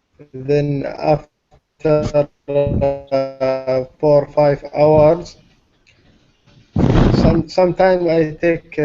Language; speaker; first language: English; non-native, learner; Arabic